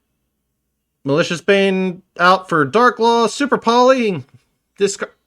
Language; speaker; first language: English; native; English